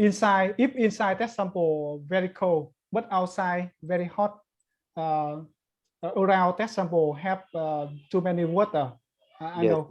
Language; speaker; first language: English; non-native, learner; Vietnamese